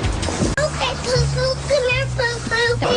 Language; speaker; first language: English; non-native, learner; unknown